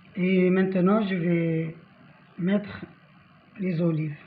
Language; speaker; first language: French; non-native, local second language; Arabic